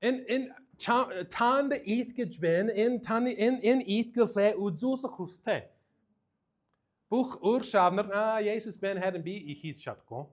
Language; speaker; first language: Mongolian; non-native, learner; English